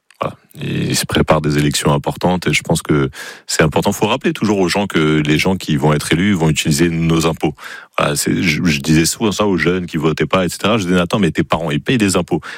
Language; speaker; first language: French; native; French